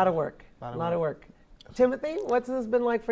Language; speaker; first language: English; native; English